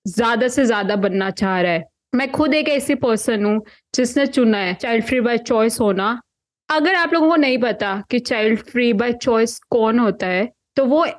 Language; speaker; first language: Hindi; native; Hindi